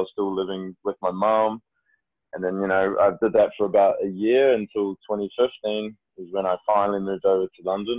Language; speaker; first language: English; native; English